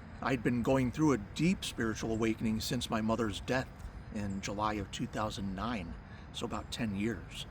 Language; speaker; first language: English; native; English